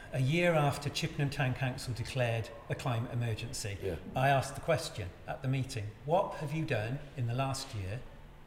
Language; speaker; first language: English; native; English